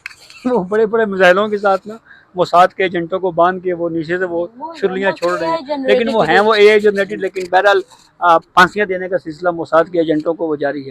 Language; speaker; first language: Urdu; non-native, local second language; Punjabi